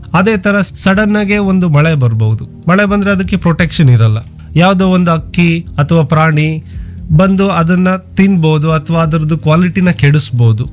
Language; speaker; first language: Kannada; native; Kannada